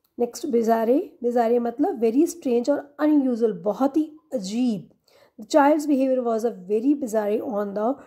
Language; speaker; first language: Hindi; non-native, local second language; Punjabi